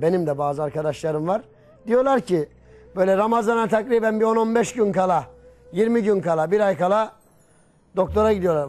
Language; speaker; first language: Turkish; native; Turkish